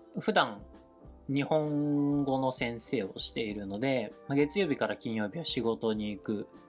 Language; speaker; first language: Japanese; native; Japanese